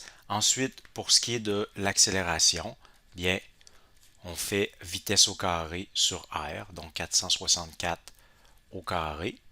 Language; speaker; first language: French; native; French